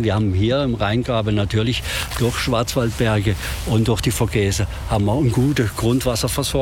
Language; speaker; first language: German; native; German